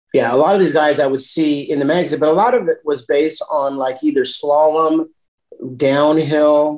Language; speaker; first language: English; native; English